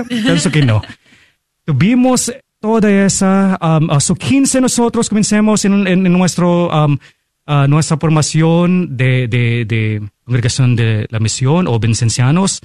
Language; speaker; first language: Spanish; non-native, fluent; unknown